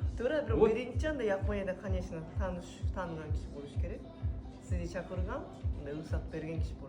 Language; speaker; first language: Kyrgyz; non-native, fluent; Japanese